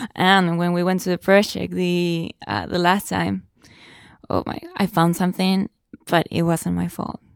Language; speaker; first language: English; non-native, fluent; Spanish